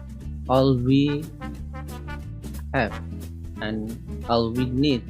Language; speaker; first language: English; non-native, learner; Indonesian